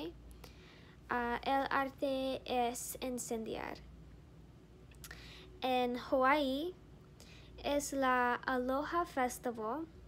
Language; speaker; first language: Spanish; non-native, learner; English